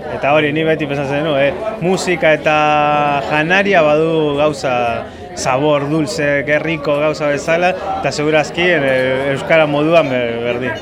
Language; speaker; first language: Basque; early bilingual, heritage; Spanish